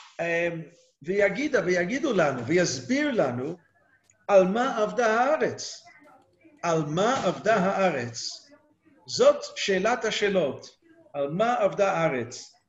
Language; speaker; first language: Hebrew; native; Hebrew